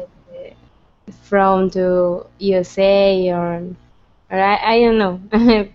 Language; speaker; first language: English; non-native, learner; Spanish